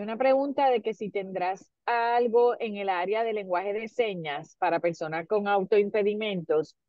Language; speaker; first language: Spanish; native; Spanish